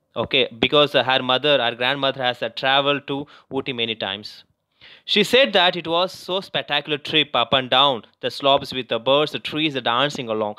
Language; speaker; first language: English; non-native, local second language; Tamil